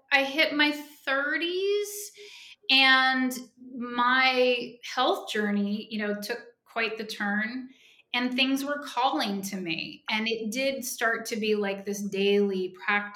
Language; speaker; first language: English; native; English